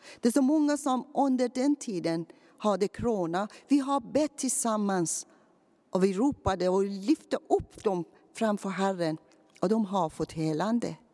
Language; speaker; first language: Swedish; non-native, fluent; Persian